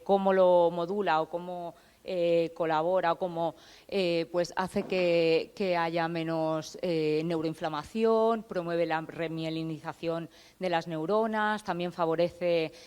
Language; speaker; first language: Spanish; native; Spanish